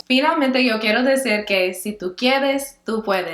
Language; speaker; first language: Spanish; non-native, learner; English